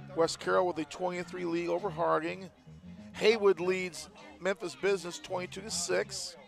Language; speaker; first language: English; native; English